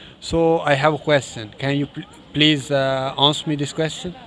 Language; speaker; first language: English; non-native, learner; Urdu